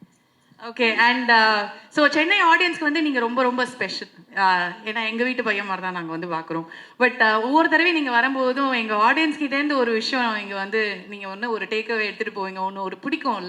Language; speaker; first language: Tamil; native; Tamil